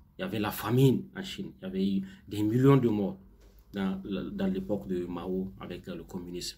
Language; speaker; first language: French; non-native, local second language; Hausa